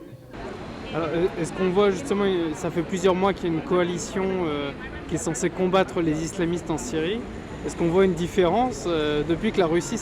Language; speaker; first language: French; native; French